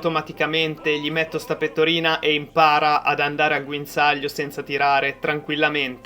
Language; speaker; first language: Italian; native; Italian